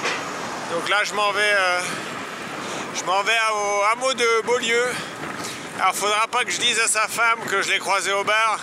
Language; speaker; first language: French; native; French